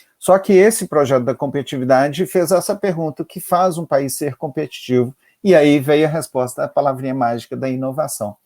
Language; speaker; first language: Portuguese; native; Portuguese